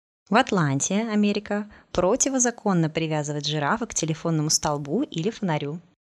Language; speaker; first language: Russian; native; Russian